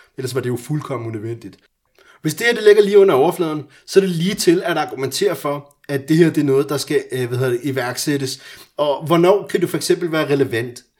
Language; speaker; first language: Danish; early bilingual, other home language; Persian